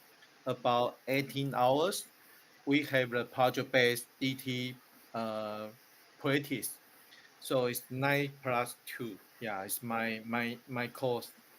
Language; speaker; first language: English; non-native, learner; Chinese